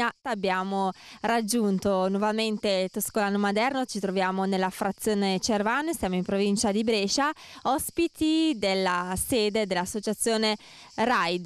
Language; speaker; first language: Italian; native; Italian